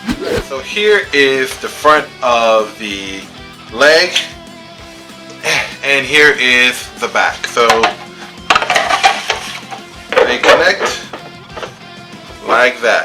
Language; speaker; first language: English; native; English